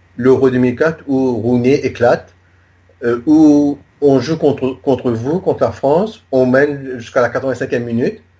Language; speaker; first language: French; non-native, local second language; Morisyen